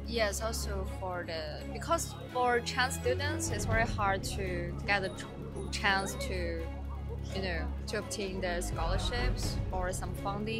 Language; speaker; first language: English; non-native, fluent; Chinese